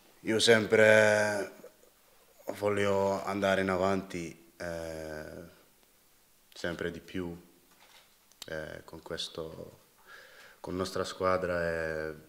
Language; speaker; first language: Italian; non-native, learner; Dutch